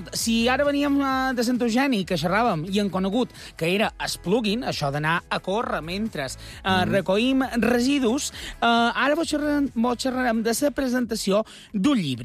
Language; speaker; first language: Catalan; native; Catalan